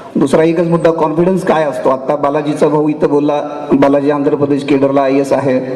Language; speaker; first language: Marathi; native; Marathi